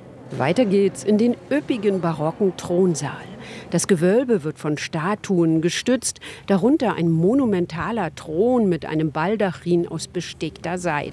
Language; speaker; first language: German; native; German